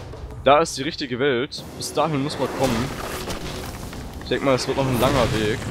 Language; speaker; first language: German; native; German